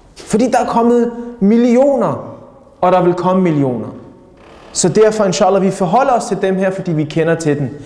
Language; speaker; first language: Danish; early bilingual, other home language; Urdu